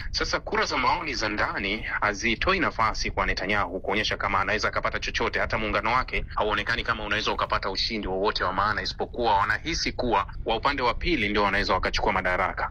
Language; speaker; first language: Swahili; native; Swahili